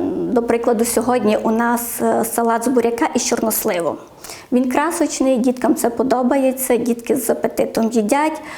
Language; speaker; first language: Ukrainian; native; Ukrainian